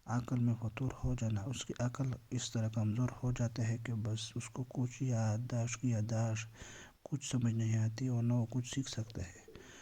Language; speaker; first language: Urdu; non-native, local second language; Pashto